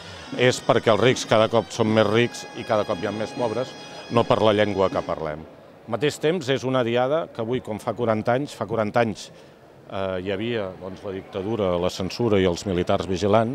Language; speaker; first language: Catalan; native; Catalan